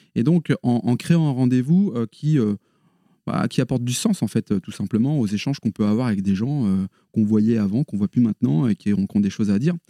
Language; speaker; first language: French; native; French